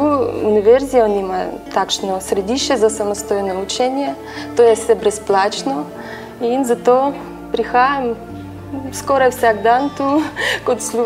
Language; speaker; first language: Slovenian; non-native, learner; Russian